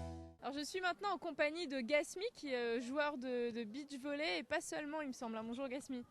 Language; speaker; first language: French; native; French